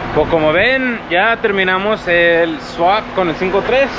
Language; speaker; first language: Spanish; early bilingual, heritage; Spanish